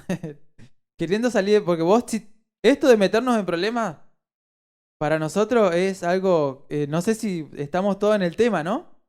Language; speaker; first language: Spanish; native; Spanish